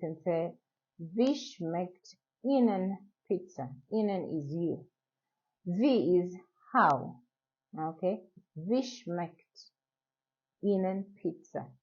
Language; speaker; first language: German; non-native, learner; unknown